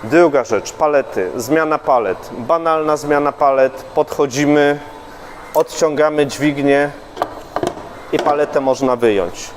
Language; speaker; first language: Polish; native; Polish